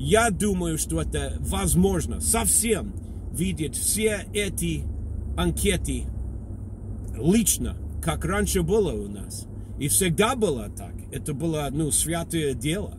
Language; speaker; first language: Russian; non-native, fluent; English